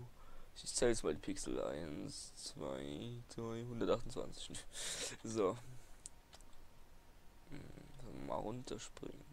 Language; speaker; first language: German; native; German